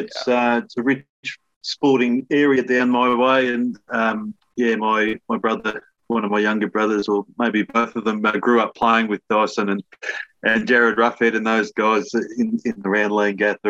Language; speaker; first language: English; native; English